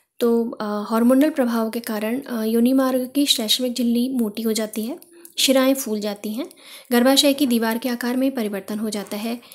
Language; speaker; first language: Hindi; native; Hindi